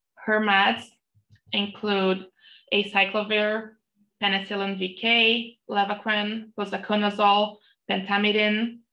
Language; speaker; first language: English; non-native, fluent; Portuguese